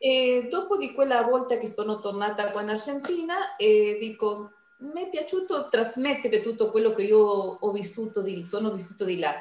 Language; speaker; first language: Italian; non-native, fluent; Spanish